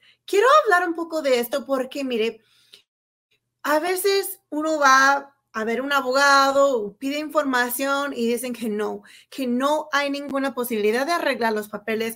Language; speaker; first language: Spanish; non-native, fluent; English